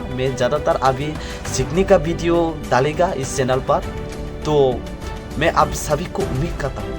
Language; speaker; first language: Hindi; non-native, local second language; Kok Borok